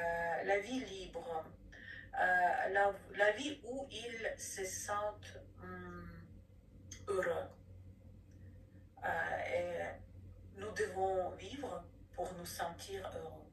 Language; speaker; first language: French; non-native, fluent; Ukrainian